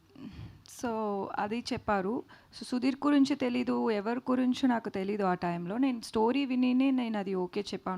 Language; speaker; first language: Telugu; non-native, learner; Tamil